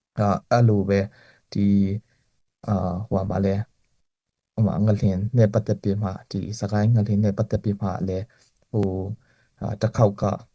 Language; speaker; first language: Burmese; non-native, local second language; Hakha Chin